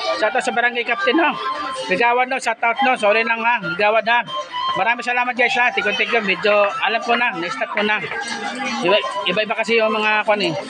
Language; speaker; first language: Filipino; non-native, local second language; Cebuano